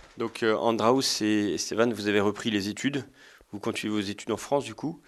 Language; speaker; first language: French; native; French